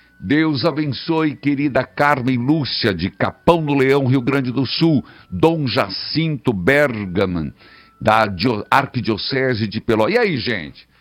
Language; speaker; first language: Portuguese; native; Portuguese